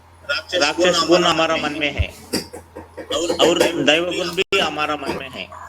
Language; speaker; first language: Hindi; non-native, local second language; Telugu